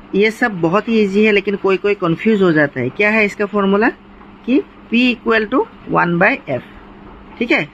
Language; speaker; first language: Hindi; non-native, local second language; Assamese